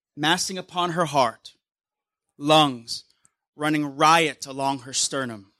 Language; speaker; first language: English; native; English